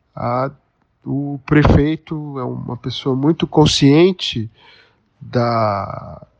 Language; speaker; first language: Portuguese; native; Portuguese